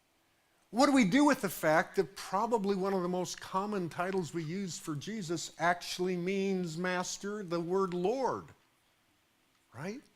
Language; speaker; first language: English; native; English